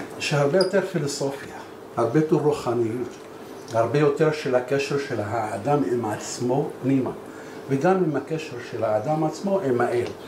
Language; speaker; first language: Hebrew; non-native, local second language; Arabic